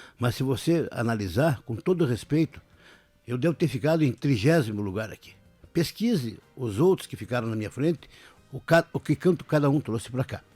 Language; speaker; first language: Portuguese; native; Portuguese